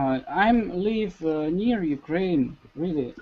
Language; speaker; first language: English; non-native, learner; Russian